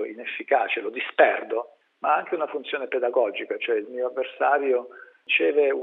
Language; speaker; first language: Italian; native; Italian